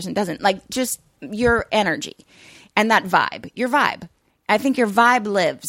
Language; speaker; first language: English; native; English